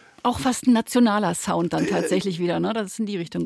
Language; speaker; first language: German; native; German